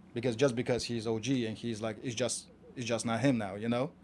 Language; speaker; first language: English; non-native, fluent; Kazakh